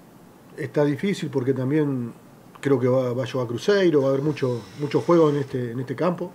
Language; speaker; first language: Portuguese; non-native, learner; Spanish